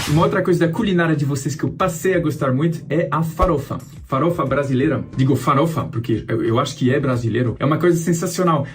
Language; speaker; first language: Portuguese; non-native, fluent; French